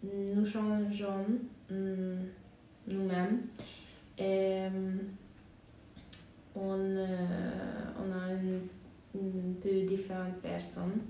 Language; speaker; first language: French; non-native, learner; Hungarian